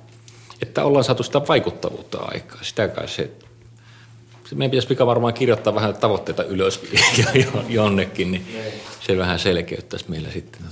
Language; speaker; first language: Finnish; native; Finnish